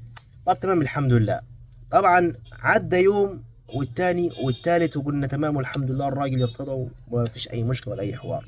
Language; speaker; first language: Arabic; native; Arabic